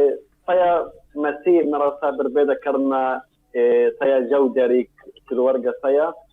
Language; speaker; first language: Indonesian; non-native, learner; Arabic